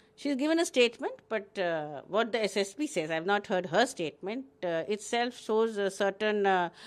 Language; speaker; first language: English; non-native, local second language; Hindi